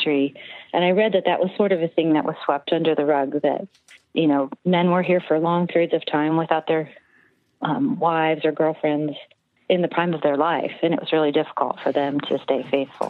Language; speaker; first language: English; native; English